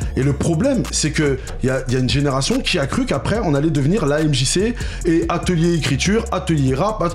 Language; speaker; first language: French; native; French